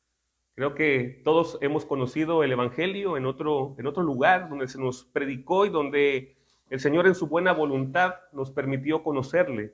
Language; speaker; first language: Spanish; native; Spanish